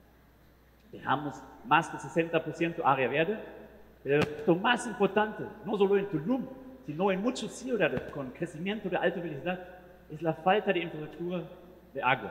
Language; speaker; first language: Spanish; non-native, fluent; German